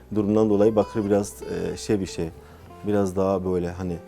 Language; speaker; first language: Turkish; native; Turkish